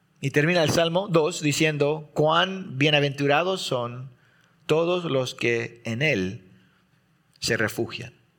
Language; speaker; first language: Spanish; early bilingual, heritage; Spanish